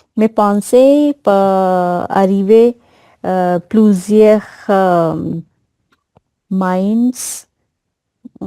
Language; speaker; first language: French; non-native, learner; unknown